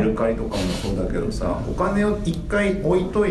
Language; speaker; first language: Japanese; native; Japanese